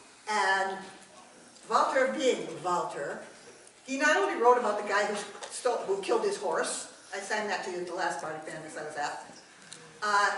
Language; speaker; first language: English; native; English